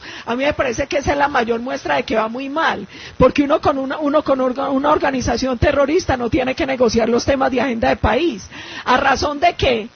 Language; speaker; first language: Spanish; native; Spanish